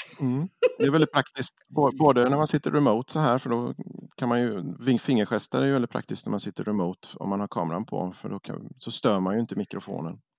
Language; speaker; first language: Swedish; native; Swedish